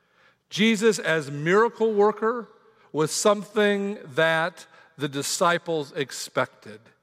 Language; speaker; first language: English; native; English